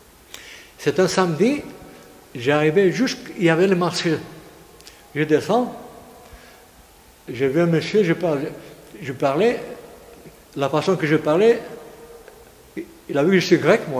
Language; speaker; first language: French; non-native, fluent; Greek